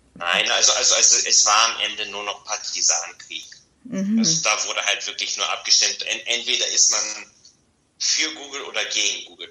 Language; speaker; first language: German; non-native, fluent; Bulgarian